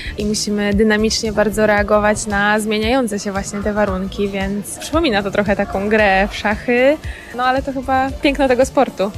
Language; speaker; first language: Polish; native; Polish